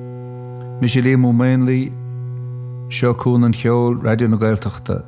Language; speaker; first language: Irish; native; Irish